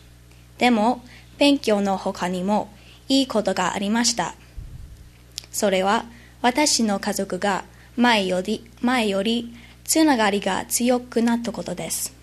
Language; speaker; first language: Japanese; non-native, learner; English